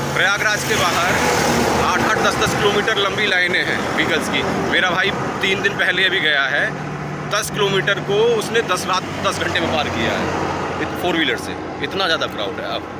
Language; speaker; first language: Hindi; native; Hindi